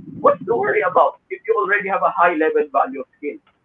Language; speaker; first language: English; non-native, local second language; Filipino